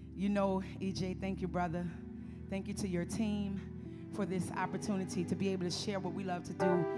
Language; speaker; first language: English; native; English